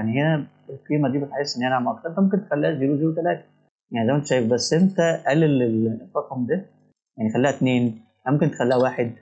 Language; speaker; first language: Arabic; native; Arabic